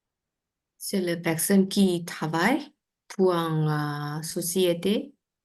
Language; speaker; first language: French; non-native, learner; Vietnamese